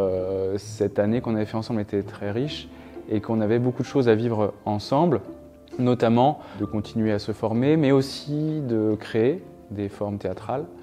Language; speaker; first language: French; native; French